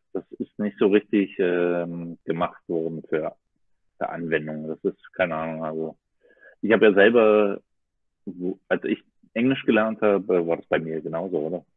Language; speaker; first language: German; native; German